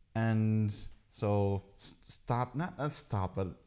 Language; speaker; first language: English; early bilingual, heritage; Dutch